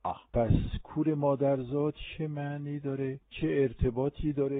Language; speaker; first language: Persian; non-native, fluent; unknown